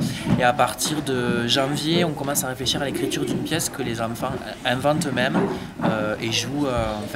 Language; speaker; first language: French; native; French